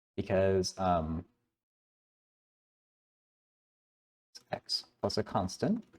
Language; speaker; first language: English; native; English